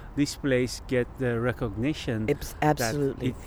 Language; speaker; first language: English; non-native, fluent; Persian